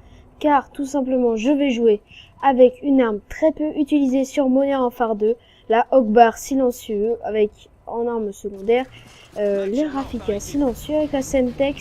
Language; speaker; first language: French; native; French